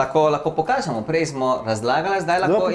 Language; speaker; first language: Slovenian; non-native, learner; Italian